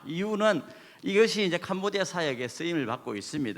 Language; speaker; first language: Korean; native; Korean